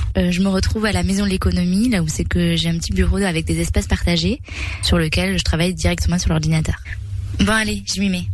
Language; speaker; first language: French; early bilingual, other home language; Spanish